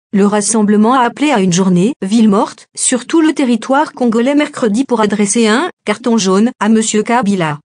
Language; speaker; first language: French; non-native, local second language; Lingala